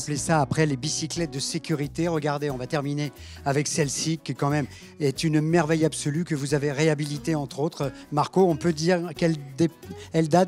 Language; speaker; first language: French; native; French